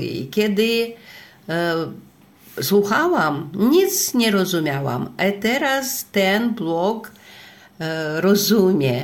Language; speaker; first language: Polish; non-native, learner; Russian